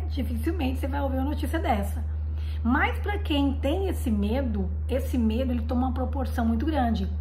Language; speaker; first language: Portuguese; native; Portuguese